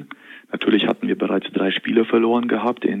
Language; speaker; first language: German; native; German